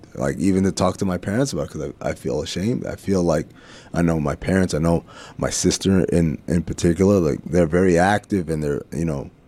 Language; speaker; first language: English; early bilingual, other home language; Arabic